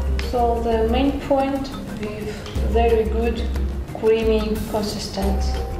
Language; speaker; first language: English; non-native, learner; Russian